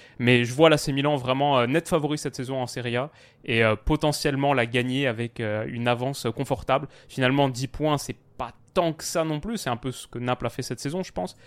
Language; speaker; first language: French; native; French